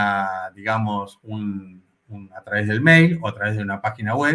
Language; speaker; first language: Spanish; native; Spanish